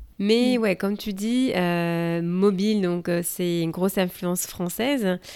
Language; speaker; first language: French; native; French